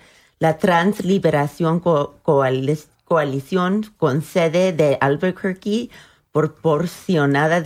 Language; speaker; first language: Spanish; early bilingual, heritage; Spanish